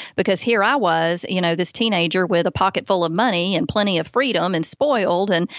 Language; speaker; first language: English; native; English